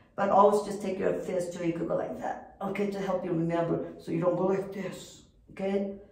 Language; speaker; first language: English; non-native, fluent; Korean